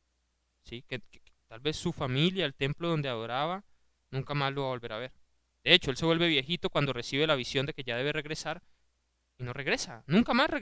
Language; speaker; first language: Spanish; native; Spanish